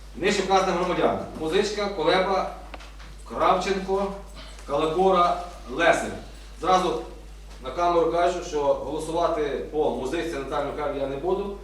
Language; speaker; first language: Ukrainian; native; Ukrainian